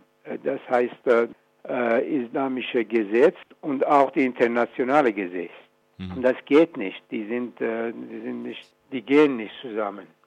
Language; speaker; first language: German; non-native, fluent; Persian